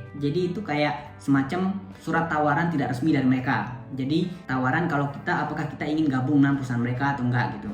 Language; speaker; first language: Indonesian; native; Indonesian